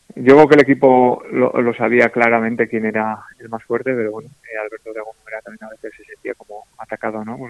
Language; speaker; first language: Spanish; native; Spanish